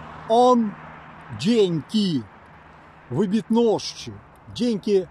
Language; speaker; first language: Polish; non-native, fluent; Ukrainian